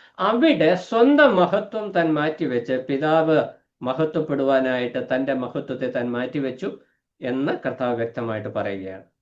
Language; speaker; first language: Malayalam; native; Malayalam